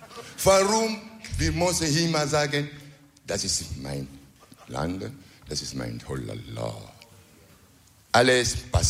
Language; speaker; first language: German; non-native, learner; French